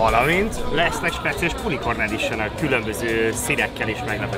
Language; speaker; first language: Hungarian; native; Hungarian